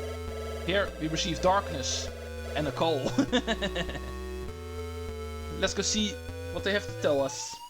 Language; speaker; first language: English; non-native, fluent; Dutch